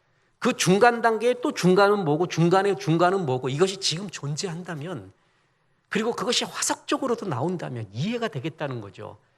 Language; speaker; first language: Korean; native; Korean